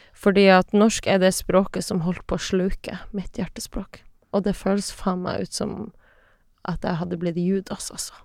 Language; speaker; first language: Norwegian; non-native, local second language; Northern Sami